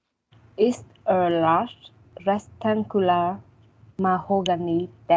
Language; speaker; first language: English; non-native, learner; Vietnamese